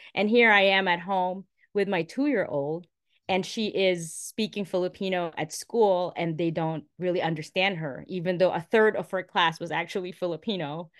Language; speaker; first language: English; non-native, local second language; Filipino